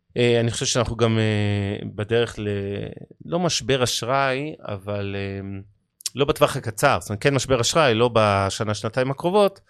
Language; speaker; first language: Hebrew; native; Hebrew